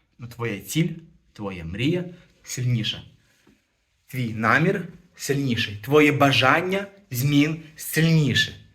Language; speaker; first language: Ukrainian; native; Ukrainian